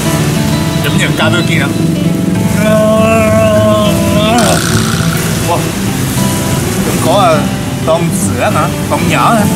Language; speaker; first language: Vietnamese; non-native, learner; Japanese